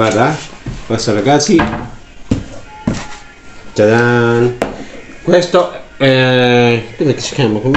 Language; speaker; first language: Italian; non-native, learner; Filipino